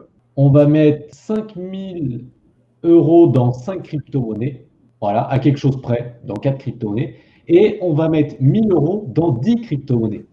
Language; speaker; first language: French; native; French